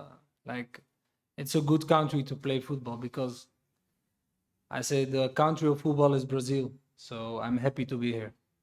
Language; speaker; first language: English; non-native, fluent; Dutch